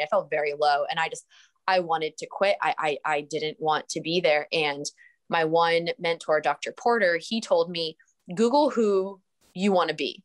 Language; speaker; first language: English; native; English